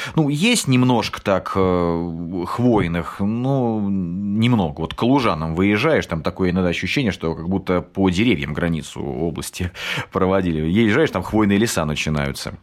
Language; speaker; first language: Russian; native; Russian